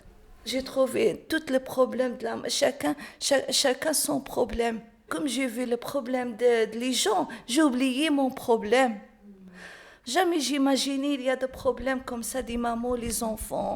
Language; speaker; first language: French; non-native, learner; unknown